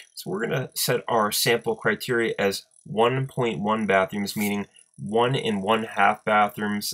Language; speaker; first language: English; native; English